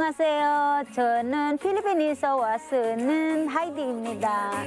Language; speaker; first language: Korean; non-native, learner; Filipino